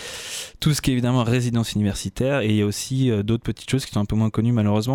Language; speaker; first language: French; native; French